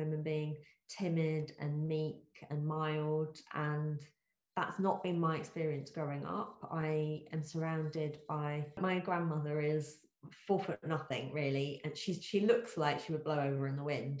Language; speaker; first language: English; native; English